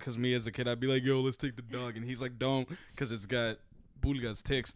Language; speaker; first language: English; early bilingual, other home language; Spanish